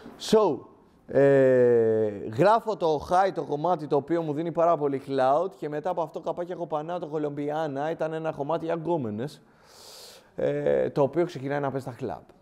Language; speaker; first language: Greek; early bilingual, other home language; Albanian